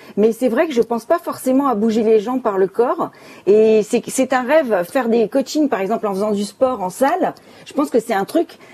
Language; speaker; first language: French; native; French